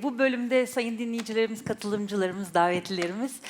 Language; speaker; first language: Turkish; native; Turkish